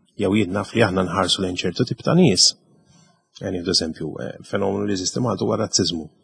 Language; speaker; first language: Maltese; native; Maltese